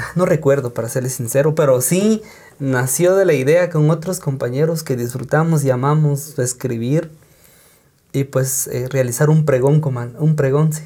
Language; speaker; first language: Spanish; non-native, local second language; Kaqchikel